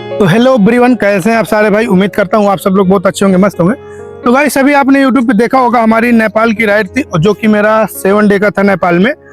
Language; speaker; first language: Hindi; native; Hindi